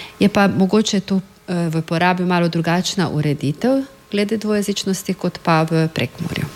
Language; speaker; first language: Slovenian; native; Slovenian